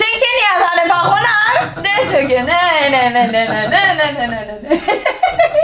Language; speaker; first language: Swedish; non-native, fluent; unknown